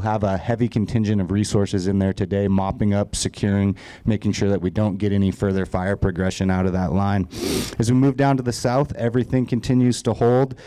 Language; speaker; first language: English; native; English